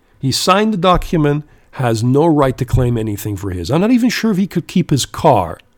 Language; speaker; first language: English; non-native, fluent; German